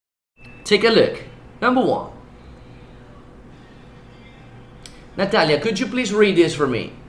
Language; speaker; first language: English; non-native, fluent; Spanish